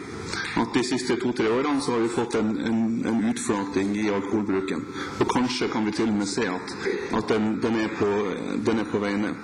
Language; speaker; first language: Norwegian; native; Norwegian